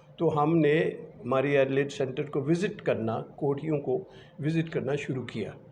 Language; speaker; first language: Urdu; native; Urdu